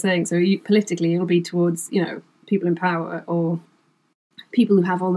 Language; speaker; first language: English; non-native, local second language; Welsh